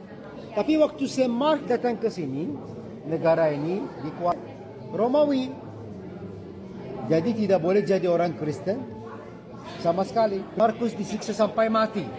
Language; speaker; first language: Indonesian; non-native, fluent; Arabic